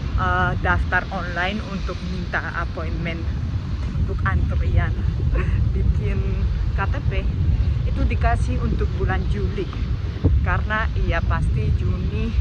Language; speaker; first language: Indonesian; non-native, fluent; Spanish